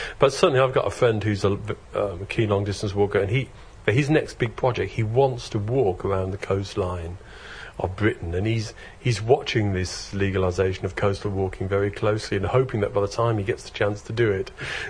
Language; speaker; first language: English; native; English